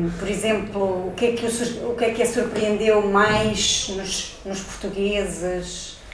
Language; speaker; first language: Portuguese; native; Portuguese